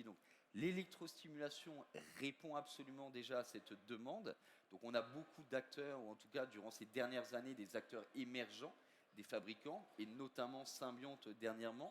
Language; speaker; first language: French; native; French